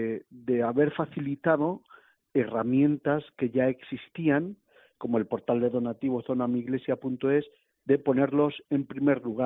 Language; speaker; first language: Spanish; native; Spanish